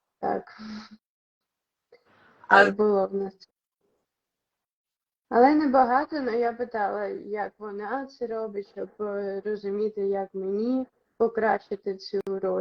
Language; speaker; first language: Ukrainian; non-native, local second language; Russian